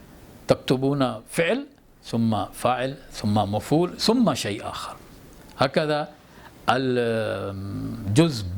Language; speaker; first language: Arabic; non-native, fluent; Urdu